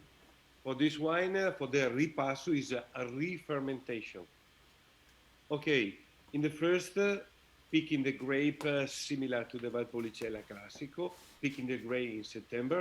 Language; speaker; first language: English; non-native, learner; Italian